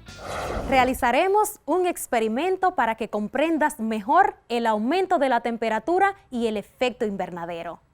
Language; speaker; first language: Spanish; native; Spanish